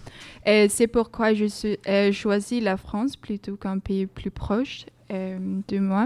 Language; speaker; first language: French; non-native, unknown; Swedish